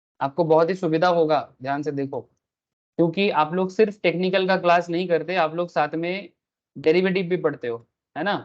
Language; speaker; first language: Hindi; non-native, local second language; Bangla